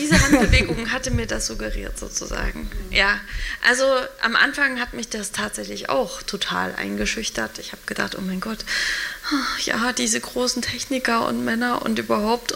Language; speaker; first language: German; native; German